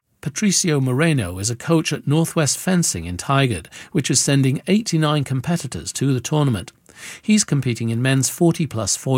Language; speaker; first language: English; native; English